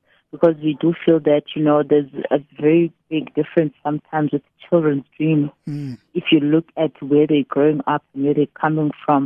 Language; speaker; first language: English; non-native, local second language; Xhosa